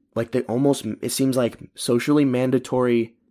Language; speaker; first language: English; early bilingual, other home language; Filipino